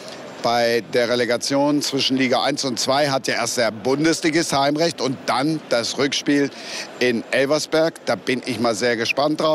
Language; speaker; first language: German; native; German